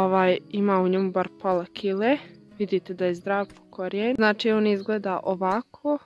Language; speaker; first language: Croatian; native; Croatian